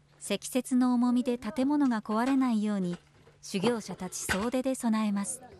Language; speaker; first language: Japanese; native; Japanese